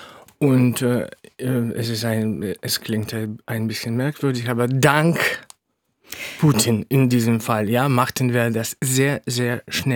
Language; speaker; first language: German; non-native, fluent; Russian